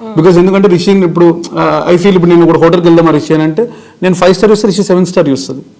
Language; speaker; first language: Telugu; native; Telugu